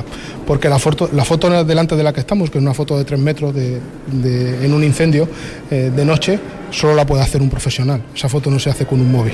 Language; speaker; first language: Spanish; native; Spanish